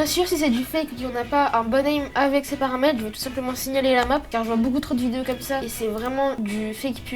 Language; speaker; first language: French; native; French